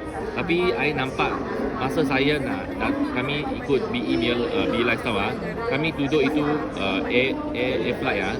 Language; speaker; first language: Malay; non-native, local second language; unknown